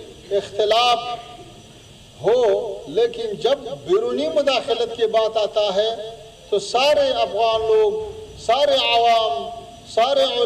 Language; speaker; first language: Hindi; non-native, fluent; Pashto